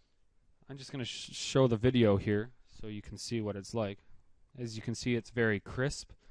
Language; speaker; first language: English; native; English